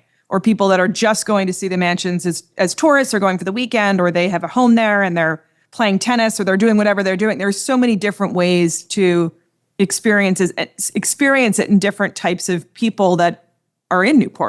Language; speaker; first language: English; native; English